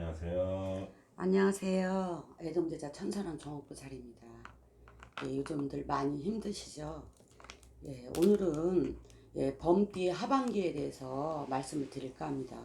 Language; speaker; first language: Korean; native; Korean